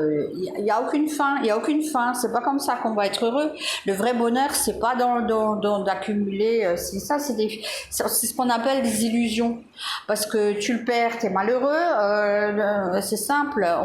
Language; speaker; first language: French; native; French